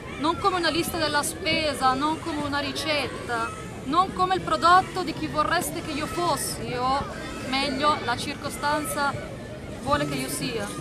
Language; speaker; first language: Italian; early bilingual, other home language; Arabic